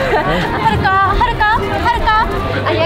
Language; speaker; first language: Polish; non-native, learner; Japanese